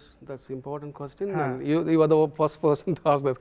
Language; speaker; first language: Telugu; non-native, learner; Tamil